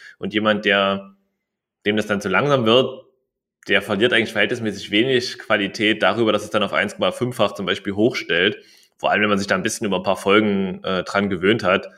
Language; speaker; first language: German; native; German